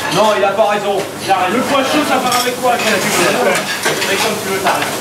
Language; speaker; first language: French; native; French